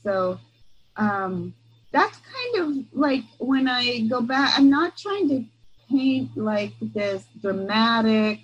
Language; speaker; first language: English; native; English